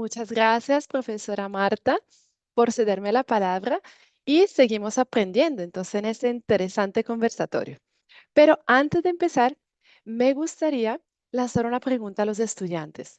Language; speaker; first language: Spanish; non-native, fluent; Italian